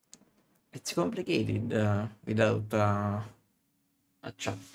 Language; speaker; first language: English; non-native, learner; Italian